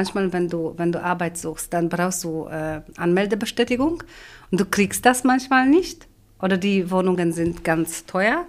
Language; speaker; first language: German; non-native, fluent; Polish